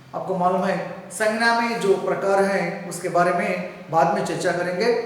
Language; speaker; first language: Hindi; non-native, local second language; Telugu